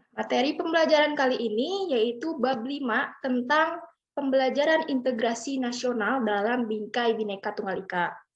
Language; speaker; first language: Indonesian; native; Indonesian